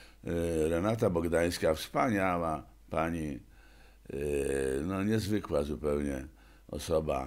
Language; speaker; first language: Polish; native; Polish